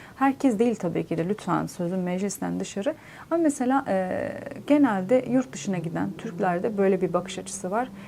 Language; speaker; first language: Turkish; native; Turkish